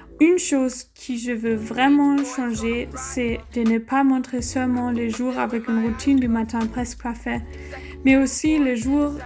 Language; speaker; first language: French; non-native, learner; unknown